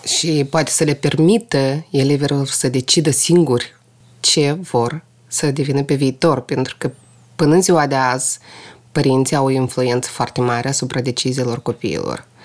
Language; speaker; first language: Romanian; non-native, local second language; Russian